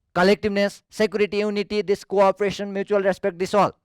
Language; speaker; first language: English; non-native, local second language; Nepali